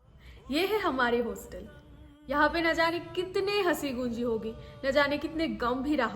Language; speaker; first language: Hindi; native; Hindi